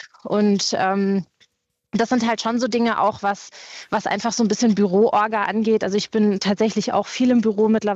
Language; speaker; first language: German; native; German